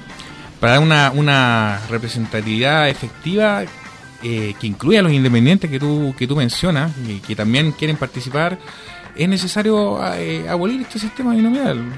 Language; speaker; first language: Spanish; native; Spanish